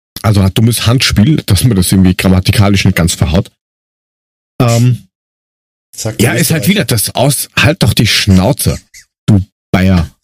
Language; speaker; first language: German; native; German